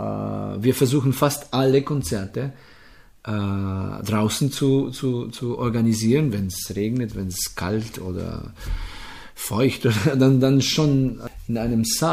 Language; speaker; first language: German; non-native, fluent; Slovenian